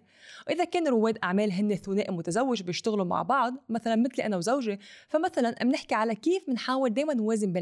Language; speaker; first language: Arabic; native; Arabic